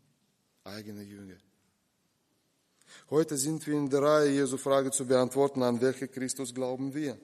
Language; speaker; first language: German; non-native, fluent; Russian